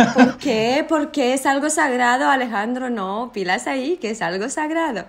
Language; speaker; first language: Spanish; non-native, fluent; Romanian